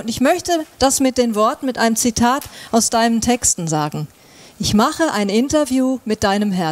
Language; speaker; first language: German; native; German